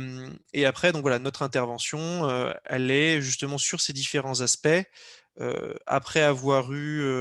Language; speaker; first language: French; native; French